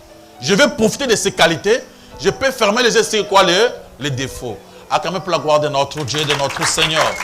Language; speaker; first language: French; non-native, local second language; Lingala